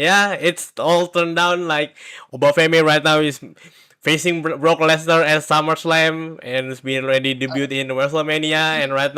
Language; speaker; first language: English; non-native, learner; Indonesian